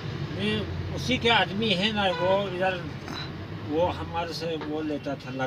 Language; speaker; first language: Hindi; non-native, local second language; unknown